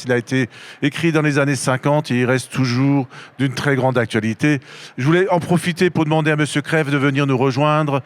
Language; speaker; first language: French; native; French